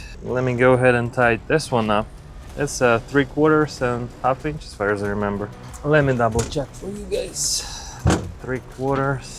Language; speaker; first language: English; non-native, fluent; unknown